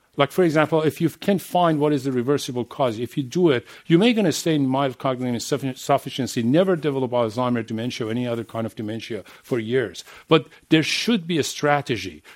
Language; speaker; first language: English; non-native, fluent; Persian